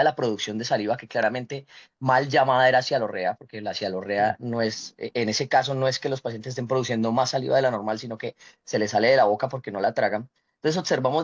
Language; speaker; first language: Spanish; native; Spanish